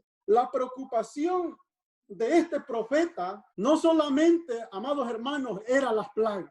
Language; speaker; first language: Spanish; native; Spanish